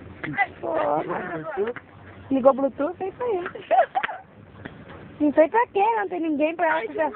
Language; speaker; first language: Portuguese; native; Portuguese